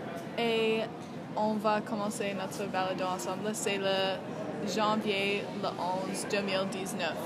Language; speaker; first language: French; non-native, learner; English